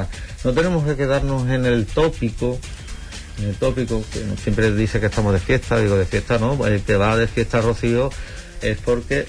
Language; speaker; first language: Spanish; native; Spanish